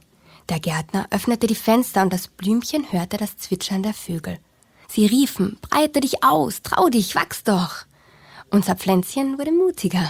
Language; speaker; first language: German; native; German